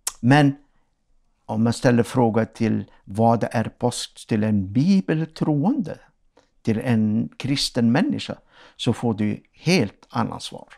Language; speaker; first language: Swedish; non-native, fluent; Arabic